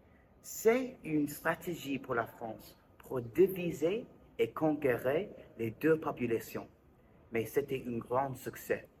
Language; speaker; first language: French; non-native, learner; English